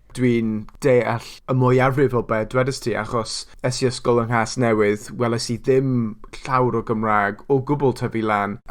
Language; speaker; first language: Welsh; non-native, local second language; English